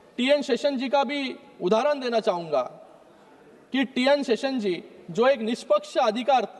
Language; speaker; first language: Hindi; non-native, local second language; Marathi